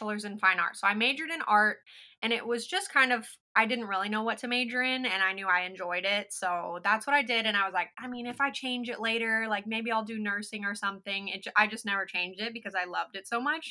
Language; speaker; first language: English; native; English